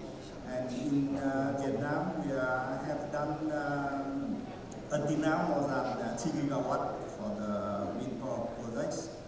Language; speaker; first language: English; non-native, learner; Vietnamese